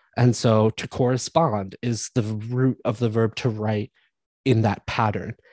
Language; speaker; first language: English; native; English